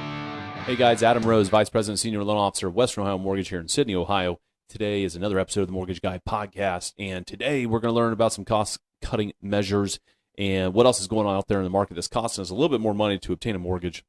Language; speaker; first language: English; native; English